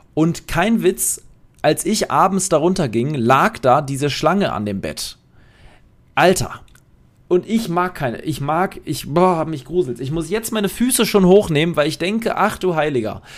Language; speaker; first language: German; non-native, fluent; Polish